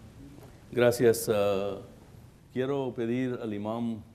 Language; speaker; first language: Spanish; non-native, fluent; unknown